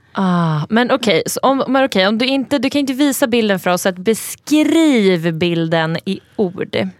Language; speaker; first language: Swedish; early bilingual, other home language; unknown